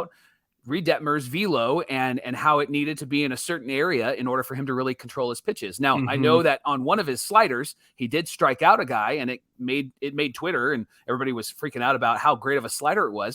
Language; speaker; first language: English; native; English